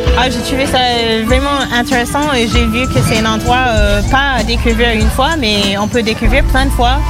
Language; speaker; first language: French; non-native, fluent; English